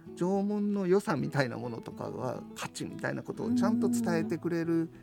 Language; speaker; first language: Japanese; native; Japanese